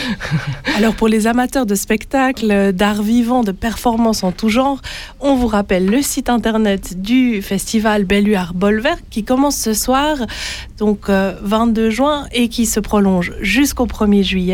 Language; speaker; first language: French; native; French